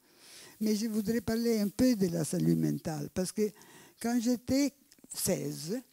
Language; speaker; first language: French; non-native, learner; Italian